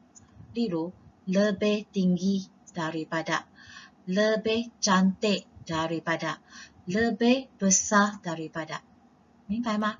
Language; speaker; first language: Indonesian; non-native, local second language; Chinese